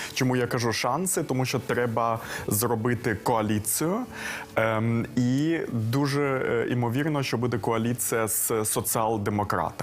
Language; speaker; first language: Ukrainian; early bilingual, heritage; Ukrainian